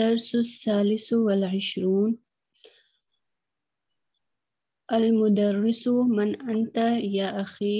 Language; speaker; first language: Arabic; non-native, learner; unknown